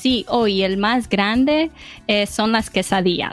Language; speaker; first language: Spanish; early bilingual, heritage; English